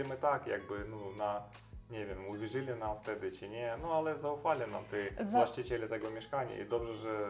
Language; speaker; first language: Polish; non-native, learner; Russian